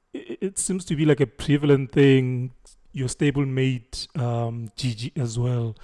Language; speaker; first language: English; non-native, local second language; Zulu